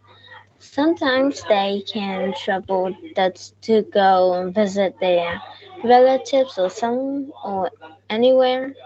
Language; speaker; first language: English; non-native, learner; Vietnamese